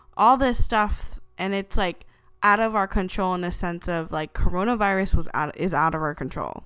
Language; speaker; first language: English; early bilingual, other home language; Filipino